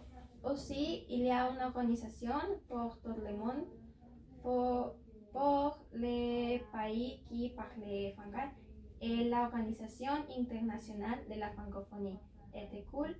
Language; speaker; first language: French; non-native, learner; Spanish